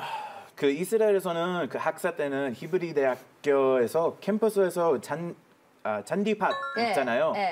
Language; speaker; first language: Korean; non-native, fluent; Hebrew